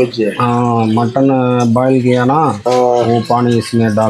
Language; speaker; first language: Hindi; non-native, local second language; Tamil